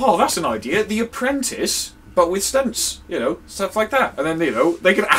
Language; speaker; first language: English; native; English